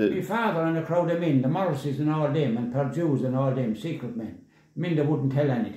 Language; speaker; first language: English; native; English